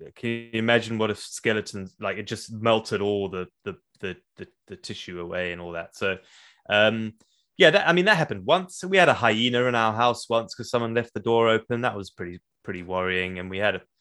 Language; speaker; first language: English; native; English